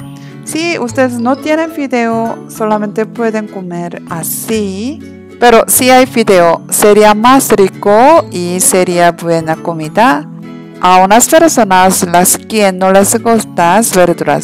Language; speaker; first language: Spanish; non-native, learner; Korean